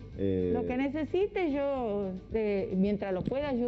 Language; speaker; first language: Spanish; native; Spanish